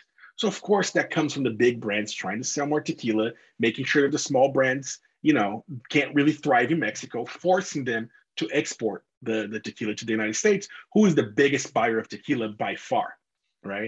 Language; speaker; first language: English; non-native, fluent; Portuguese